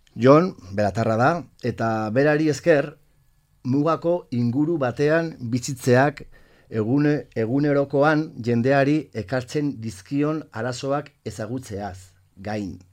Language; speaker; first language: Basque; non-native, local second language; Spanish